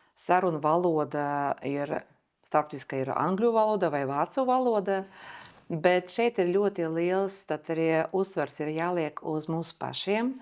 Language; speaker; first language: Latvian; early bilingual, other home language; Belarusian